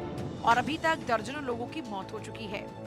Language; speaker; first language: Hindi; native; Hindi